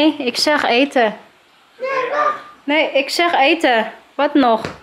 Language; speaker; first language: Dutch; non-native, learner; Waray